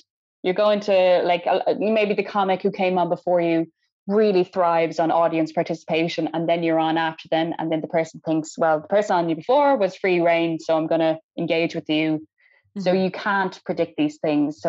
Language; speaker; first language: English; native; English